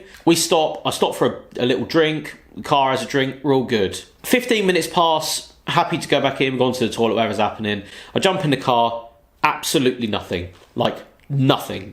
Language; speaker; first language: English; native; English